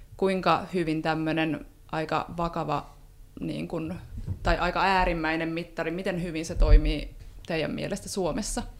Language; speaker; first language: Finnish; native; Finnish